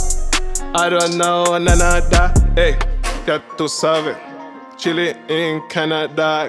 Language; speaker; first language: English; non-native, fluent; Spanish